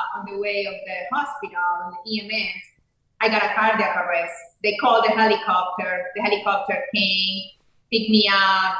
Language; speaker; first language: English; non-native, fluent; Spanish